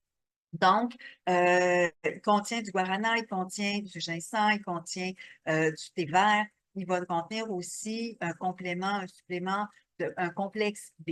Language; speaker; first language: French; native; French